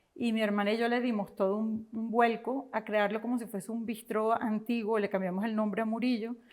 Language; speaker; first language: Spanish; native; Spanish